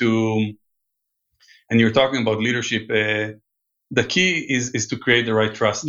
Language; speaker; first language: English; non-native, fluent; Hebrew